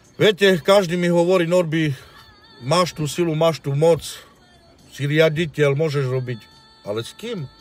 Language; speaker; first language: Slovak; non-native, local second language; Romany